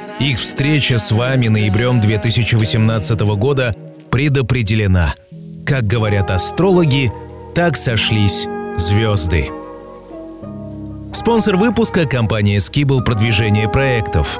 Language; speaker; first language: Russian; native; Russian